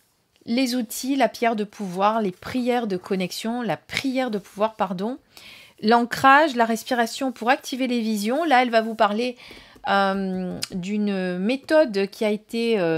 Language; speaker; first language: French; native; French